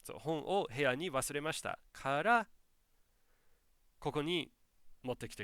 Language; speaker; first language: Japanese; non-native, fluent; English